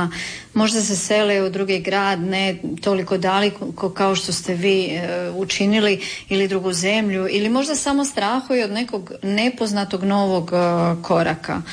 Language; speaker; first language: Serbian; native; Serbian